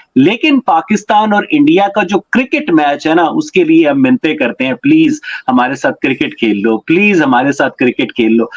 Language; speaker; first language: Urdu; native; Urdu